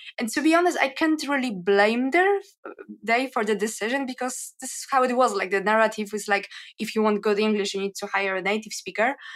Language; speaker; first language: English; non-native, fluent; Polish